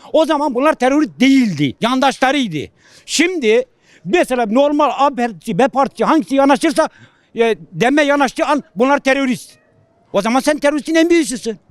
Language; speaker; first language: Turkish; non-native, local second language; Kurdish